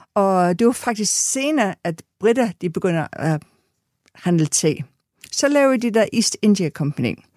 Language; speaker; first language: Danish; non-native, fluent; English